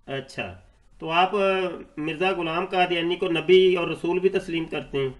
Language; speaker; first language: Urdu; native; Urdu